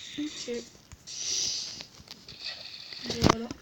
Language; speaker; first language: French; native; French